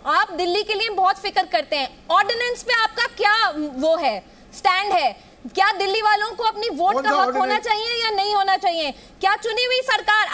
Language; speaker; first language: Hindi; native; Hindi